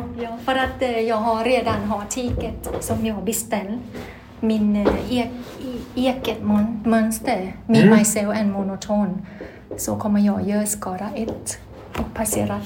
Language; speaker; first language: Swedish; non-native, learner; Thai